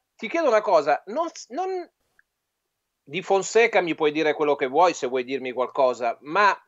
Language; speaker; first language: Italian; native; Italian